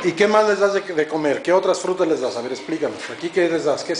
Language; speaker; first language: Spanish; native; Spanish